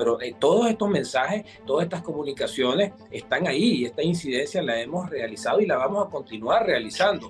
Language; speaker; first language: Spanish; native; Spanish